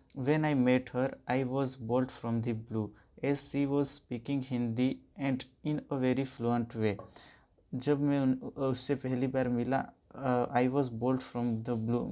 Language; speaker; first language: Hindi; native; Hindi